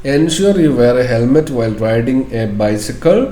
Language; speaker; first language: English; non-native, local second language; Malayalam